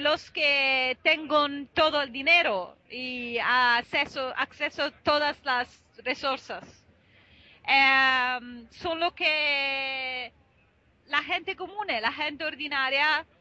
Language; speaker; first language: Spanish; non-native, fluent; Italian